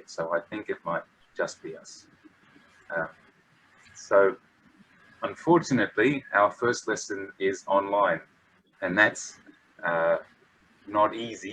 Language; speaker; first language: English; non-native, fluent; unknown